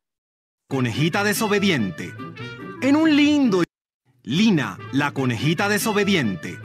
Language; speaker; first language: Spanish; native; Spanish